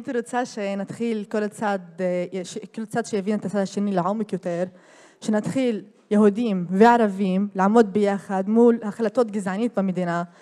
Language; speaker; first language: Hebrew; non-native, local second language; Arabic